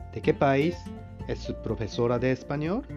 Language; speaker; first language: Spanish; non-native, fluent; Japanese